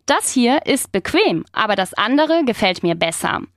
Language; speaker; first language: German; non-native, fluent; Spanish